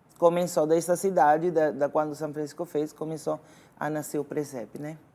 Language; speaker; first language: Portuguese; non-native, fluent; Italian